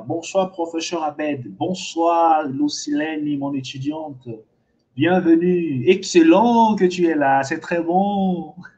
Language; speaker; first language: French; non-native, fluent; Portuguese